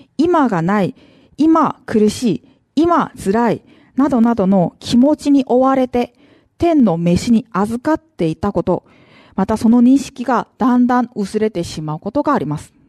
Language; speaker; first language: Japanese; non-native, fluent; Korean